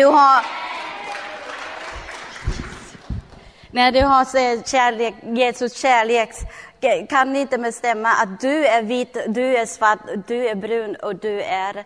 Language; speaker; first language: Swedish; non-native, learner; Thai